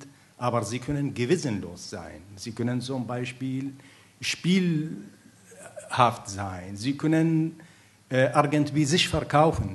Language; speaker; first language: German; non-native, fluent; Arabic